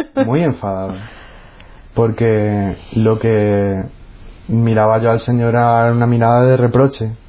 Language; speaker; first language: Spanish; native; Spanish